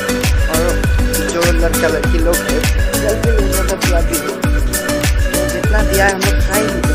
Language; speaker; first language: Hindi; non-native, local second language; Bangla